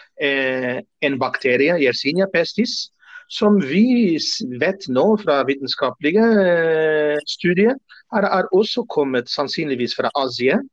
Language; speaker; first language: Norwegian; non-native, fluent; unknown